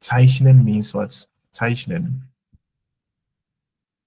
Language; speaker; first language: German; non-native, fluent; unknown